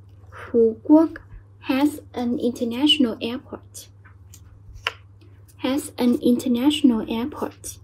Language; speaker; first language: English; non-native, fluent; Vietnamese